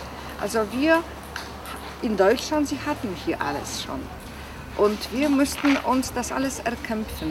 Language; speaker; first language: German; non-native, fluent; Polish